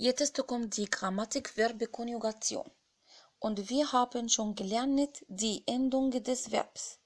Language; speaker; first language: German; non-native, fluent; Arabic